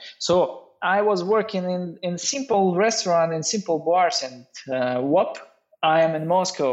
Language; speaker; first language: English; non-native, learner; Russian